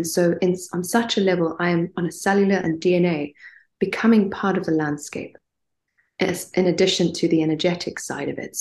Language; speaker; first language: English; native; English